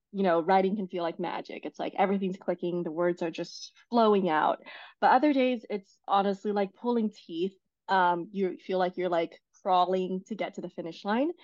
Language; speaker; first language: English; non-native, fluent; Chinese